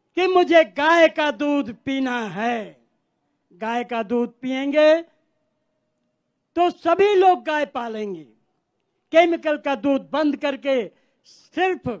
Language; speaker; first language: Hindi; non-native, local second language; Telugu